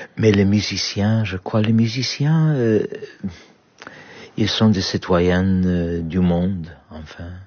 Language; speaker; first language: French; non-native, learner; Polish